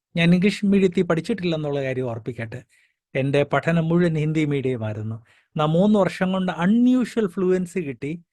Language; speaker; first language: Malayalam; early bilingual, heritage; Malayalam